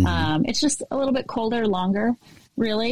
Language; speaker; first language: English; native; English